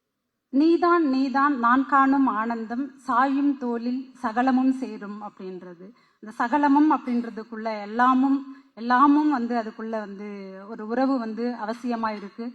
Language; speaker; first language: Tamil; native; Tamil